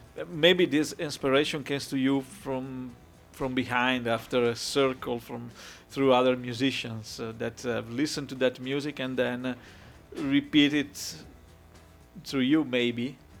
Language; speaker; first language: English; non-native, fluent; Italian